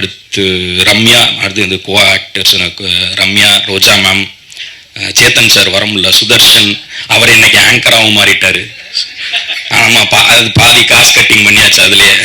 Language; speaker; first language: Tamil; native; Tamil